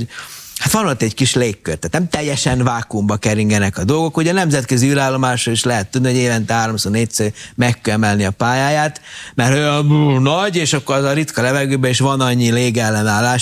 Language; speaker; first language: Hungarian; native; Hungarian